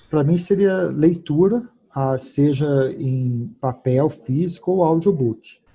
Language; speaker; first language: Portuguese; early bilingual, heritage; Portuguese